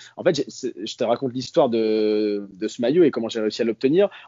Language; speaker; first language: French; native; French